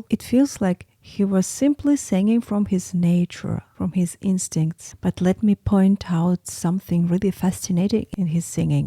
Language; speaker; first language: English; non-native, fluent; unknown